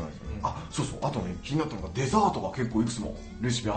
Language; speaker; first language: Japanese; native; Japanese